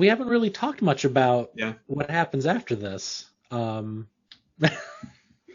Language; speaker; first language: English; native; English